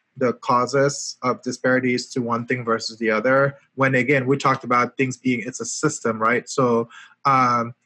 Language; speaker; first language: English; non-native, local second language; French